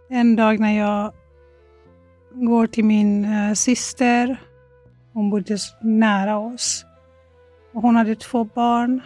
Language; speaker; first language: Swedish; non-native, fluent; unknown